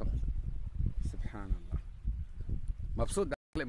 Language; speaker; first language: Arabic; native; Arabic